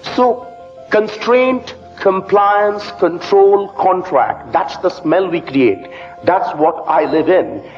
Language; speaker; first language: English; non-native, local second language; Bangla